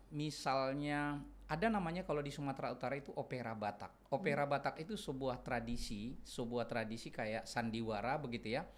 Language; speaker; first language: Indonesian; non-native, local second language; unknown